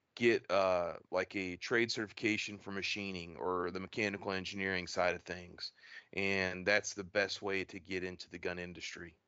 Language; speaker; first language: English; native; English